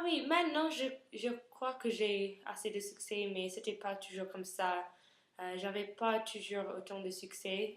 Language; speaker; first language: French; non-native, learner; English